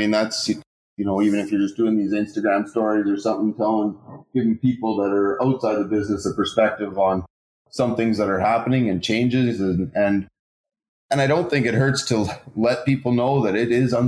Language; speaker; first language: English; native; English